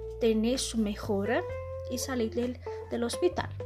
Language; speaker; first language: Spanish; non-native, learner; Portuguese